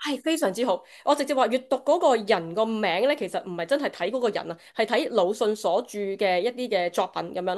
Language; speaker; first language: Cantonese; native; Cantonese